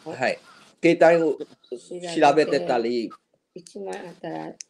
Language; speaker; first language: Japanese; non-native, fluent; Burmese